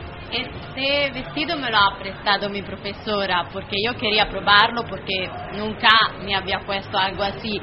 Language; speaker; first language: Spanish; non-native, fluent; Italian